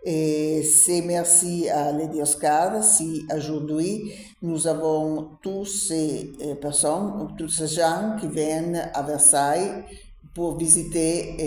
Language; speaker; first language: French; non-native, learner; Italian